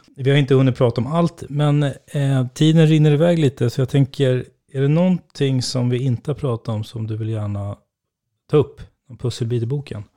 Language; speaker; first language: Swedish; native; Swedish